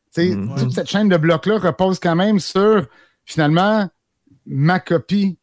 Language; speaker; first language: French; native; French